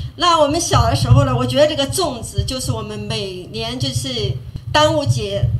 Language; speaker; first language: Chinese; native; Chinese